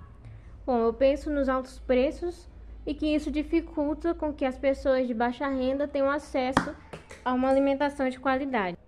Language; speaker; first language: Portuguese; native; Portuguese